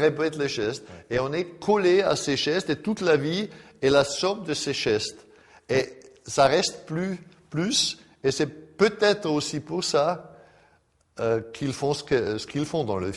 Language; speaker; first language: French; non-native, fluent; German